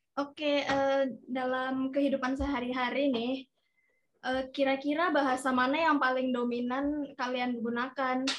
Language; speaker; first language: Indonesian; native; Indonesian